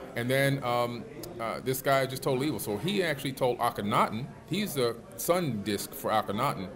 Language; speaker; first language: English; native; English